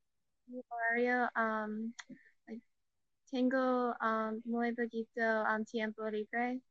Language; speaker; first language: Spanish; non-native, learner; English